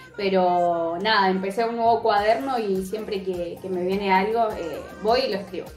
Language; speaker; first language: Spanish; native; Spanish